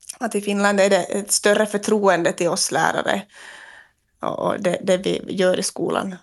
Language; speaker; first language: Swedish; native; Swedish